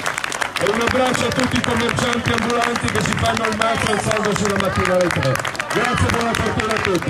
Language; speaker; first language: Italian; native; Italian